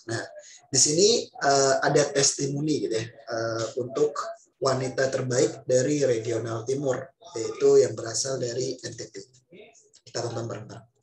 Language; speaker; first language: Indonesian; native; Indonesian